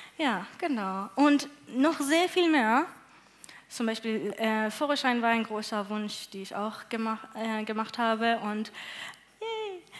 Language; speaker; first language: German; non-native, learner; Persian